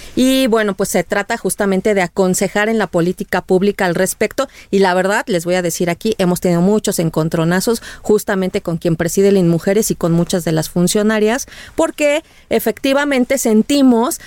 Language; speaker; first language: Spanish; native; Spanish